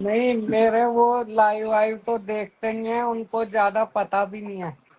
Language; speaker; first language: Hindi; native; Hindi